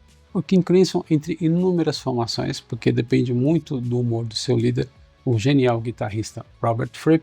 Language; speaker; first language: Portuguese; native; Portuguese